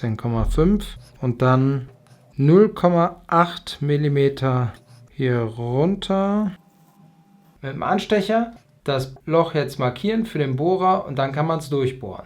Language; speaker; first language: German; native; German